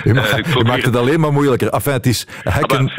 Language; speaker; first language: Dutch; native; Dutch